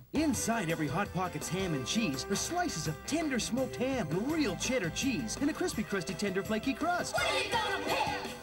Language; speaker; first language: English; native; English